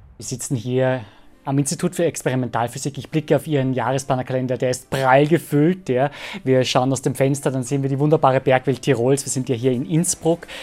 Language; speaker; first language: German; native; German